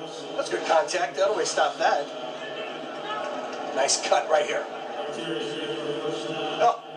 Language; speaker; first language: English; native; English